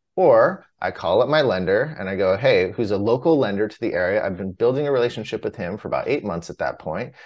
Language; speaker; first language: English; native; English